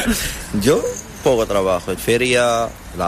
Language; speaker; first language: Spanish; non-native, learner; Arabic